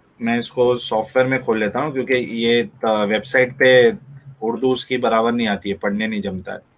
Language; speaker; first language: Hindi; native; Hindi